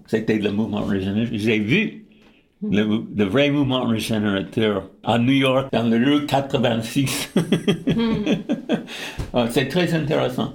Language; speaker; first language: French; non-native, fluent; English